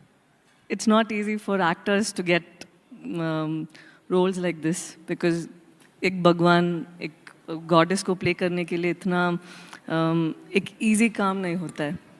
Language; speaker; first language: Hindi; non-native, local second language; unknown